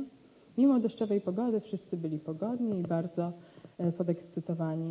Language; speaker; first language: Polish; native; Polish